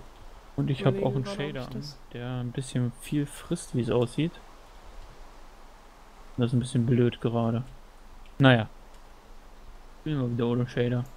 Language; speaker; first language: German; native; German